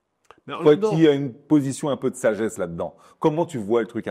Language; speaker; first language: French; native; French